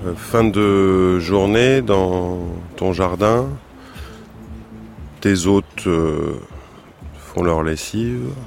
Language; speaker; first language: French; native; French